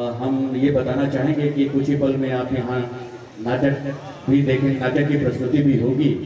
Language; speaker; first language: Hindi; native; Hindi